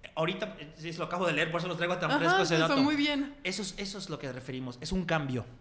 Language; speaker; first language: Spanish; native; Spanish